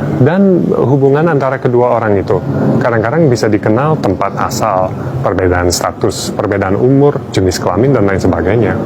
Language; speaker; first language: Indonesian; non-native, fluent; English